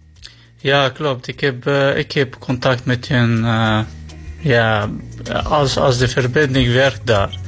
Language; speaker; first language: Dutch; non-native, learner; Arabic